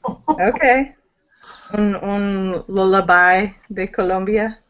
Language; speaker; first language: Spanish; non-native, learner; English